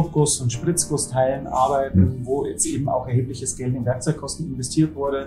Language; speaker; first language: German; native; German